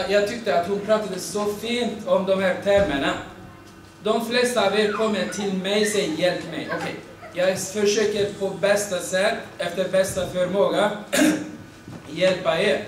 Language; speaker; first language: Swedish; non-native, fluent; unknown